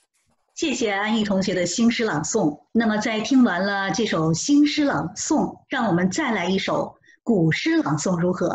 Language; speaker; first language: Chinese; native; Chinese